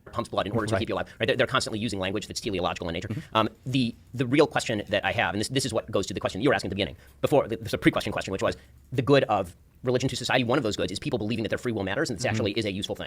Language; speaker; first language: English; native; English